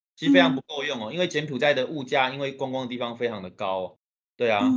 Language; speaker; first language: Chinese; native; Chinese